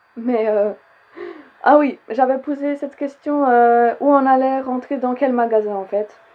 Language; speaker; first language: French; early bilingual, other home language; Polish